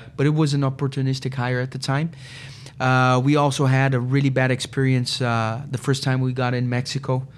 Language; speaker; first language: English; non-native, fluent; Portuguese